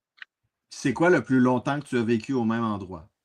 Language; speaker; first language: French; native; French